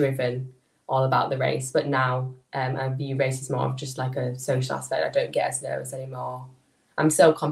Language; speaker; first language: English; native; English